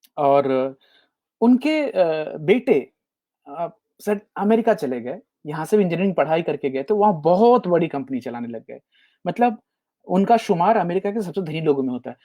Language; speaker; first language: Hindi; native; Hindi